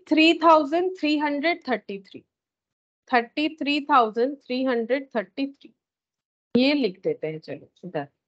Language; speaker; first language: Hindi; native; Hindi